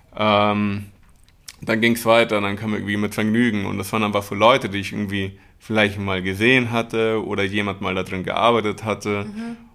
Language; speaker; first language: German; early bilingual, other home language; Spanish